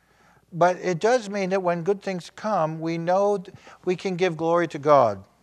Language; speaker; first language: English; native; English